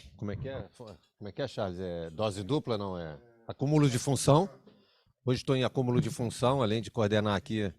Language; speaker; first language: Portuguese; native; Portuguese